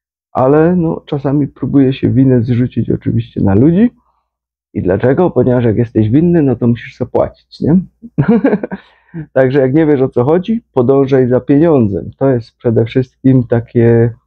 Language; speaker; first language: Polish; native; Polish